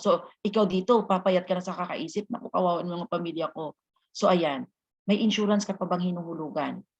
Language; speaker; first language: Filipino; non-native, local second language; Hiligaynon